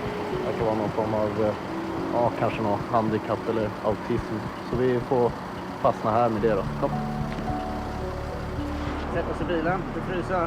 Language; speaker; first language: Swedish; native; Swedish